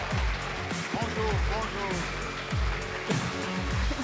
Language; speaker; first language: French; non-native, fluent; Portuguese